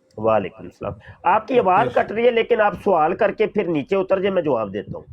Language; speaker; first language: Urdu; non-native, local second language; Punjabi